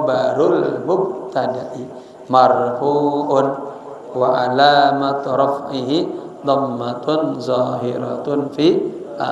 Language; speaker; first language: Arabic; non-native, fluent; Indonesian